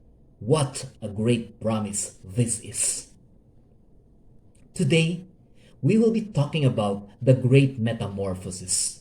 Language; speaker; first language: English; non-native, local second language; Hiligaynon